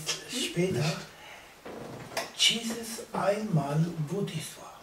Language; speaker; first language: German; non-native, learner; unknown